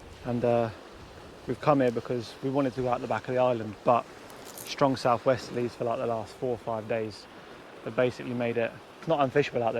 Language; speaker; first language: English; native; English